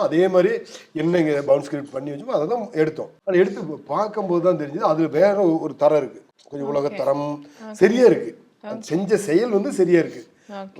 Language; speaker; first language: Tamil; native; Tamil